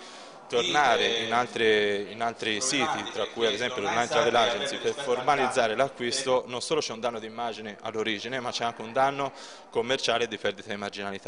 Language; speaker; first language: Italian; native; Italian